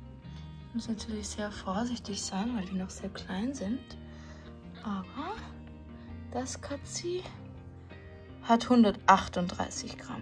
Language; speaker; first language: German; native; German